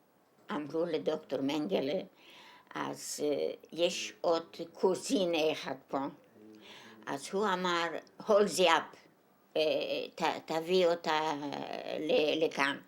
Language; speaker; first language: Hebrew; non-native, fluent; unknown